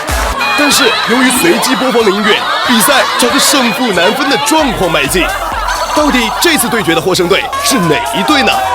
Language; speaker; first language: Chinese; native; Chinese